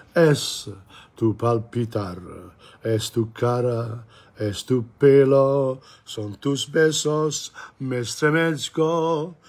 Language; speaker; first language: Spanish; non-native, learner; English